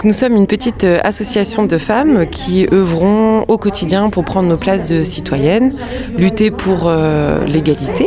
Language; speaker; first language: French; native; French